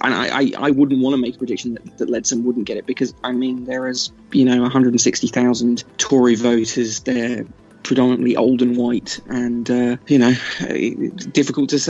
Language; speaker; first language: English; native; English